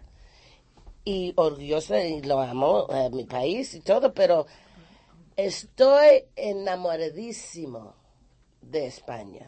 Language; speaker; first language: Spanish; non-native, fluent; English